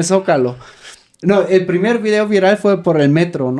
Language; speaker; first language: Spanish; native; Spanish